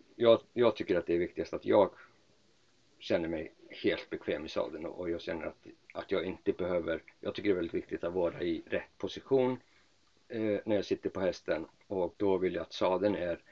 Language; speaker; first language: Swedish; non-native, local second language; Icelandic